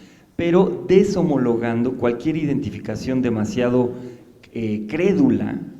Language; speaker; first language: Spanish; native; Spanish